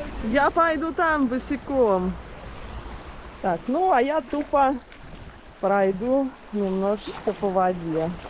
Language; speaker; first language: Russian; native; Russian